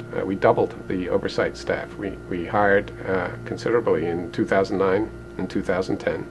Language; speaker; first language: English; native; English